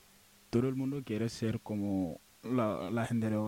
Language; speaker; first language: Spanish; non-native, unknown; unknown